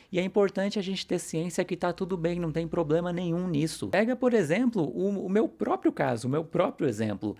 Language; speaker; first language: Portuguese; native; Portuguese